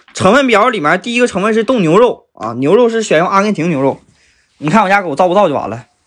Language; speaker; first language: Chinese; native; Chinese